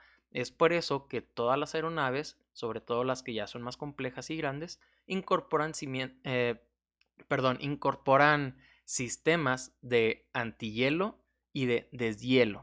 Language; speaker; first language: Spanish; native; Spanish